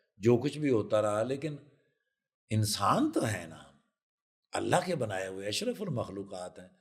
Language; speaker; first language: Urdu; non-native, local second language; Punjabi